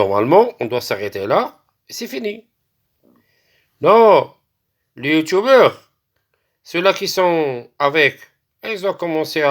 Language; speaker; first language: French; non-native, local second language; Arabic